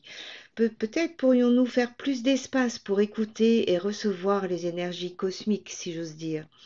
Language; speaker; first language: French; native; French